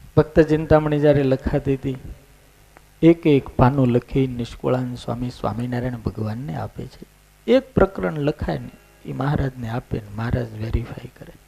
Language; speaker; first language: Gujarati; native; Gujarati